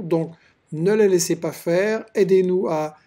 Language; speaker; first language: French; native; French